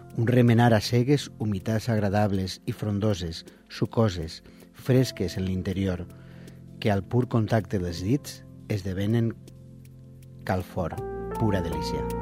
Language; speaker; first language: Catalan; non-native, local second language; Spanish